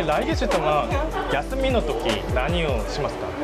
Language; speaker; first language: Japanese; non-native, learner; Korean